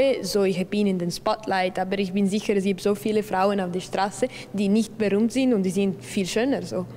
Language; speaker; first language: German; non-native, local second language; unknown